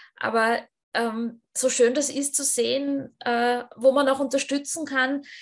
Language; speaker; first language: German; native; German